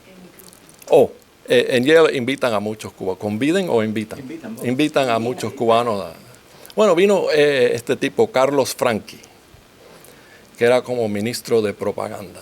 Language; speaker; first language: Spanish; native; Spanish